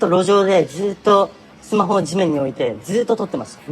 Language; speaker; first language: Japanese; native; Japanese